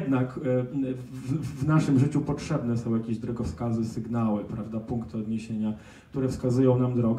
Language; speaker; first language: Polish; native; Polish